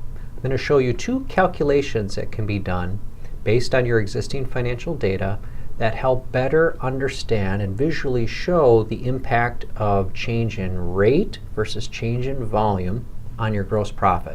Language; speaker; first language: English; native; English